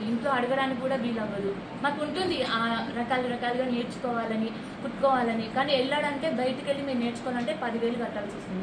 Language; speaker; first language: Telugu; native; Telugu